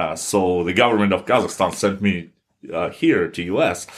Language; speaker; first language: English; non-native, fluent; Russian